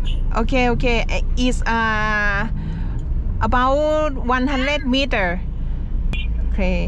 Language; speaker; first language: English; non-native, learner; Thai